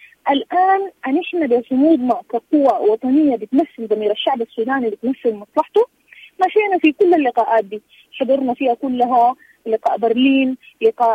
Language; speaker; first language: Arabic; native; Arabic